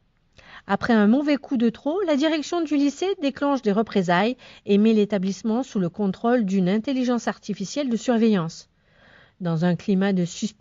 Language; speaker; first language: French; native; French